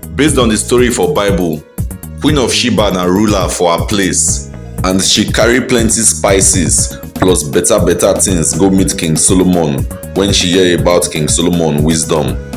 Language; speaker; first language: Nigerian Pidgin; native; Nigerian Pidgin